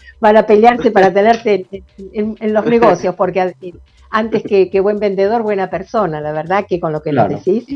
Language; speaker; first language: Spanish; native; Spanish